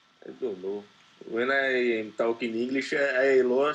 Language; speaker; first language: English; non-native, learner; Portuguese